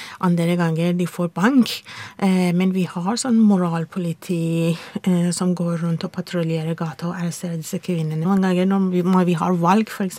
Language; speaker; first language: Norwegian; non-native, fluent; Persian